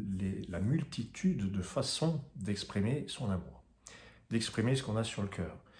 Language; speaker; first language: French; native; French